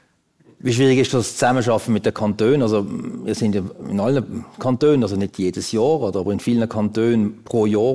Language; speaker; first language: German; native; German